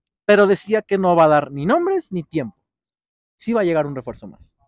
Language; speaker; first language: Spanish; native; Spanish